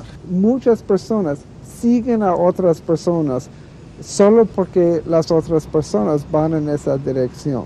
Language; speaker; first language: Spanish; non-native, fluent; English